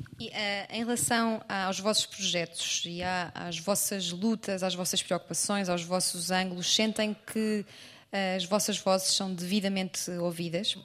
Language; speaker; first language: Portuguese; native; Portuguese